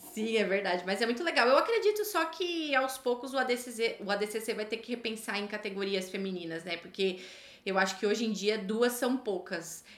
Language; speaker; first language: Portuguese; native; Portuguese